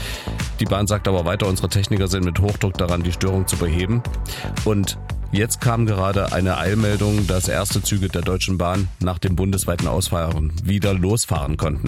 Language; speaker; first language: German; native; German